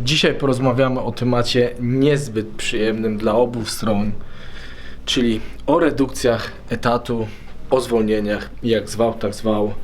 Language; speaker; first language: Polish; native; Polish